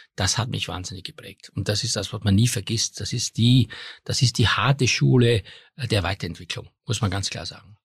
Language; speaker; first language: German; native; German